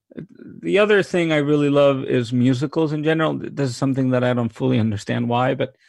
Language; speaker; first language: English; non-native, fluent; Spanish